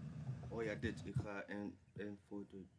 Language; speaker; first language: Dutch; non-native, learner; English